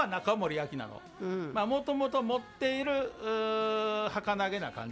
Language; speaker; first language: Japanese; native; Japanese